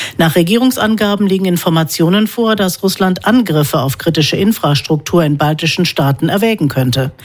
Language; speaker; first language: German; native; German